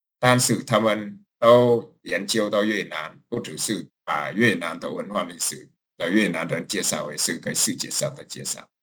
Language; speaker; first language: Chinese; non-native, fluent; Vietnamese